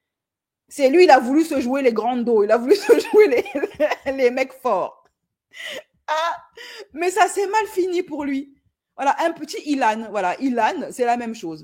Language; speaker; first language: French; native; French